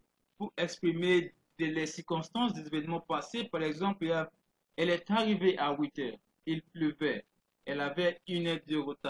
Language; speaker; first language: French; non-native, fluent; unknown